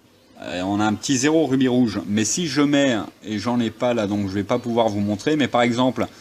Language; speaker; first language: French; native; French